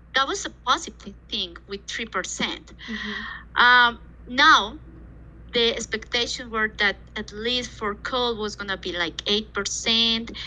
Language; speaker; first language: English; non-native, fluent; Spanish